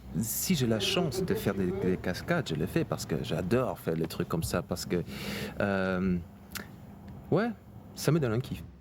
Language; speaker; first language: French; non-native, fluent; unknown